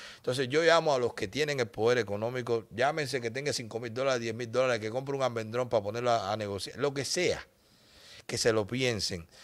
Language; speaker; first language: Spanish; native; Spanish